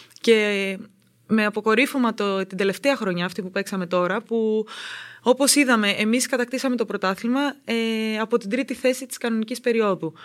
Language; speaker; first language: Greek; native; Greek